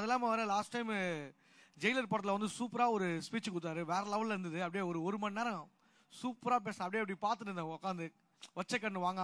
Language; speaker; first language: Tamil; native; Tamil